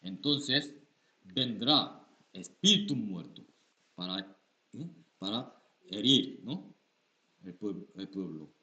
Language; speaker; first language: Spanish; non-native, learner; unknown